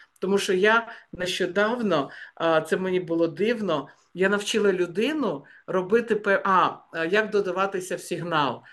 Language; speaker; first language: Ukrainian; native; Ukrainian